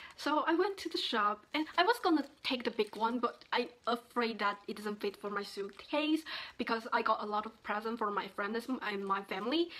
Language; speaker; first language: English; non-native, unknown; Chinese